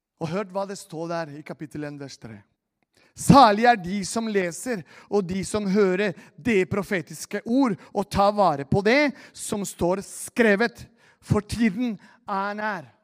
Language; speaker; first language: Norwegian; non-native, fluent; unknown